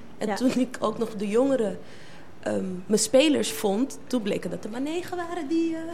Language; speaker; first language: Dutch; native; Dutch